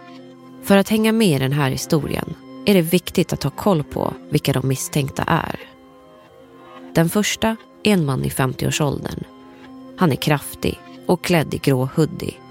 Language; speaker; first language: Swedish; native; Swedish